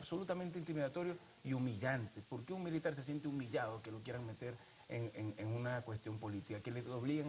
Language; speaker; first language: Spanish; native; Spanish